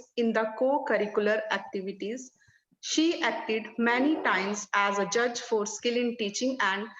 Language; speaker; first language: English; non-native, local second language; Punjabi